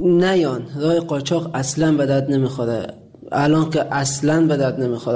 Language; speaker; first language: Persian; native; Persian